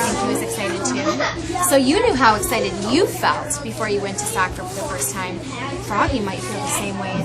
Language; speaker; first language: English; native; English